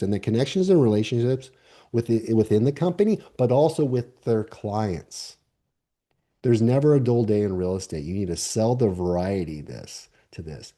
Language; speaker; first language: English; native; English